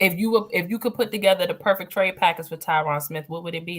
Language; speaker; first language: English; native; English